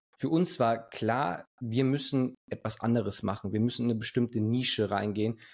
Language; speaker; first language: German; early bilingual, other home language; Spanish